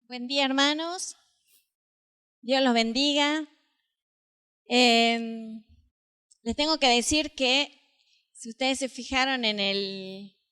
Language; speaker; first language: Spanish; native; Spanish